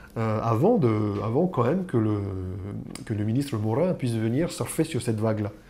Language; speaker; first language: French; native; French